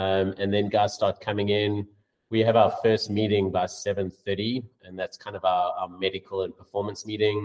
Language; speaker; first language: English; native; English